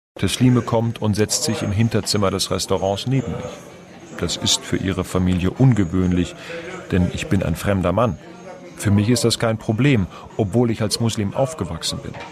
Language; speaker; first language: German; non-native, fluent; Persian